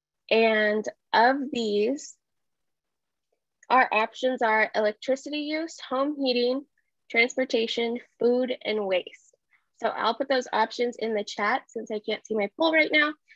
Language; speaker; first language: English; early bilingual, other home language; Spanish